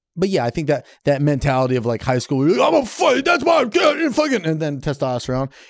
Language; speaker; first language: English; native; English